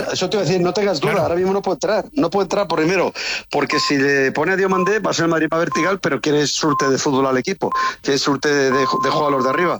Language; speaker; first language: Spanish; native; Spanish